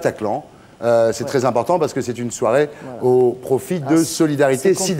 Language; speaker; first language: French; native; French